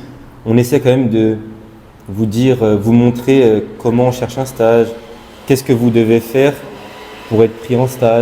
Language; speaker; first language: French; non-native, local second language; Malagasy